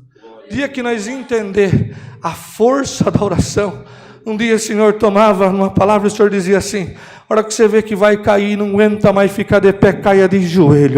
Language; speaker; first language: Portuguese; native; Portuguese